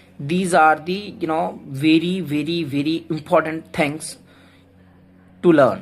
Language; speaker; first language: English; non-native, local second language; Telugu